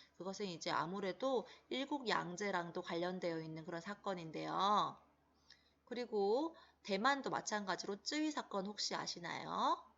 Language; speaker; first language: Korean; native; Korean